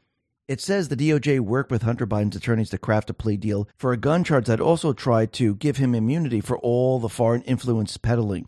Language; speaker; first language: English; native; English